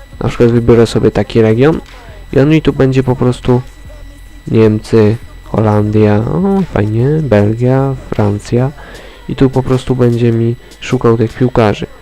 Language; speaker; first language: Polish; native; Polish